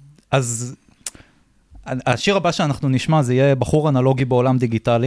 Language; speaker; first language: Hebrew; native; Hebrew